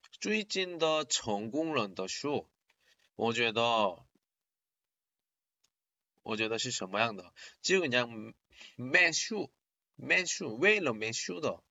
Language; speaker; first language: Chinese; non-native, learner; Korean